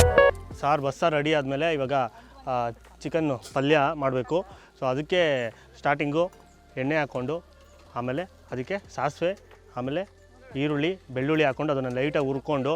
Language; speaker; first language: Kannada; native; Kannada